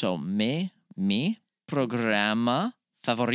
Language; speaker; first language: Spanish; non-native, learner; English